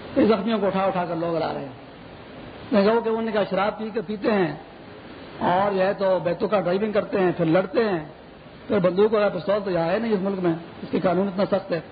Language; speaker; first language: Urdu; non-native, local second language; Pashto